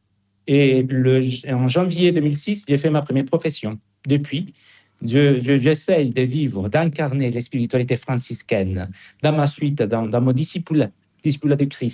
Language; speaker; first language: French; non-native, fluent; Spanish